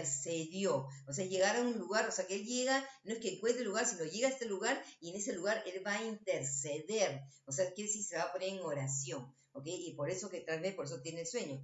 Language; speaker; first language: Spanish; native; Spanish